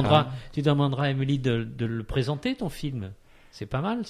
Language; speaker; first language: French; native; French